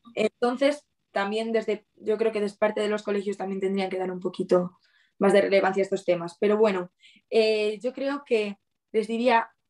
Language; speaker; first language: Spanish; native; Spanish